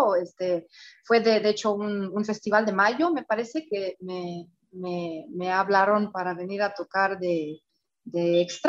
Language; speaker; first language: Spanish; non-native, fluent; Romanian